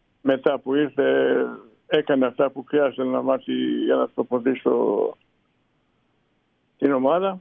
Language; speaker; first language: Greek; non-native, fluent; Serbian